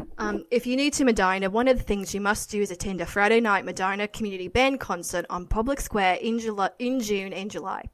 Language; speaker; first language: English; native; English